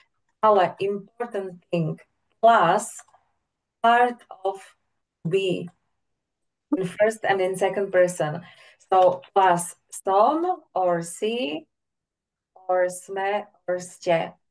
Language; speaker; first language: English; non-native, fluent; Slovak